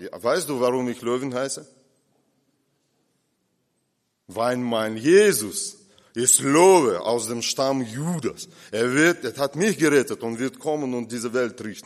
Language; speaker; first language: German; non-native, fluent; Russian